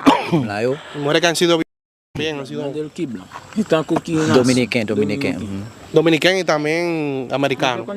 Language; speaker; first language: Spanish; native; Spanish